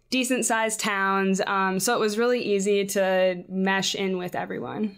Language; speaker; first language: English; native; English